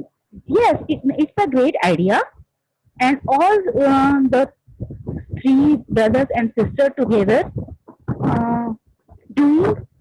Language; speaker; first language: English; non-native, learner; Hindi